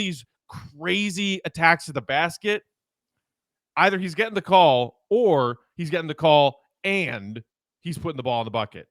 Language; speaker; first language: English; native; English